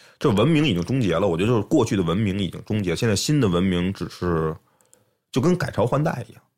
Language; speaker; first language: Chinese; native; Chinese